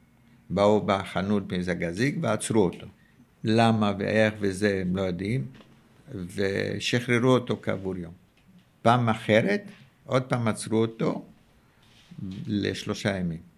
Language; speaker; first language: Hebrew; early bilingual, other home language; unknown